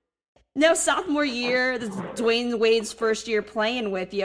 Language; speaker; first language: English; native; English